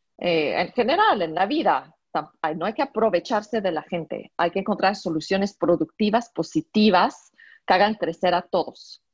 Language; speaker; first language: Spanish; non-native, fluent; French